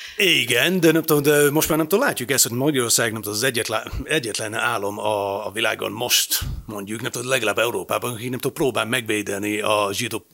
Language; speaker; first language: Hungarian; non-native, fluent; English